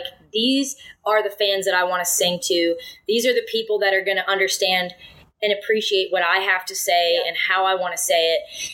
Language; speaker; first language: English; native; English